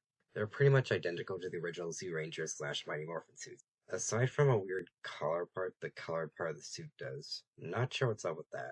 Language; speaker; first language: English; native; English